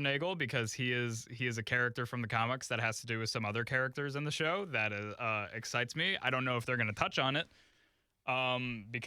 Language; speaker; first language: English; native; English